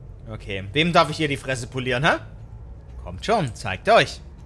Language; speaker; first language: German; native; German